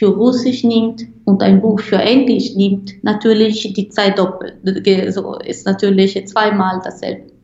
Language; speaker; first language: German; non-native, fluent; Italian